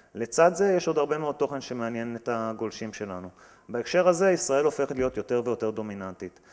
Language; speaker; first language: Hebrew; native; Hebrew